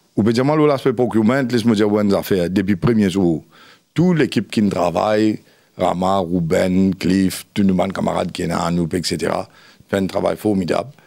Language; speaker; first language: French; non-native, local second language; Morisyen